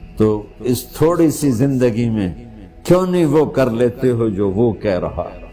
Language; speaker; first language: Urdu; non-native, local second language; Punjabi